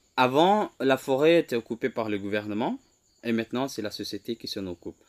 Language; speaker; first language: French; non-native, fluent; Indonesian